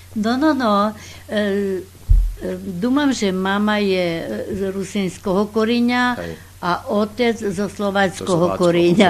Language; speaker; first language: Slovak; non-native, local second language; Rusyn